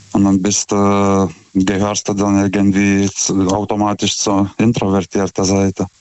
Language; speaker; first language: German; non-native, fluent; Lithuanian